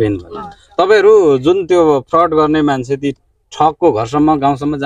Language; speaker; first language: Nepali; native; Nepali